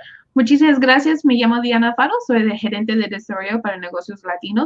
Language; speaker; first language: Spanish; early bilingual, other home language; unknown